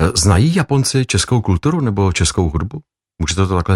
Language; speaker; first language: Czech; native; Czech